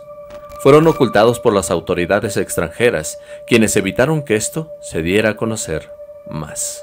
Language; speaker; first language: Spanish; native; Spanish